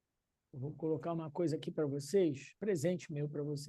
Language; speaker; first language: Portuguese; native; Portuguese